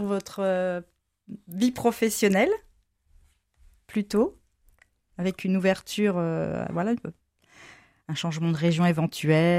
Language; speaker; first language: French; native; French